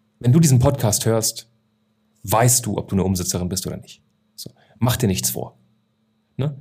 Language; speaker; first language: German; native; German